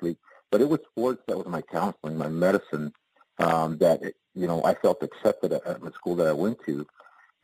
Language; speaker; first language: English; native; English